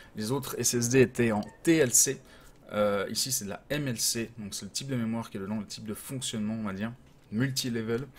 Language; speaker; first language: French; native; French